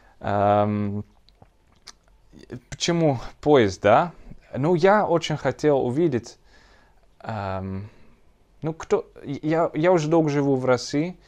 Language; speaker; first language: Russian; non-native, learner; Dutch